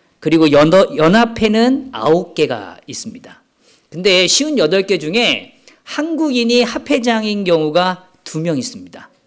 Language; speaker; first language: Korean; native; Korean